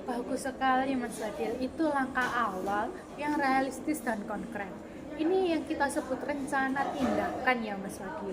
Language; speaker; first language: Indonesian; native; Indonesian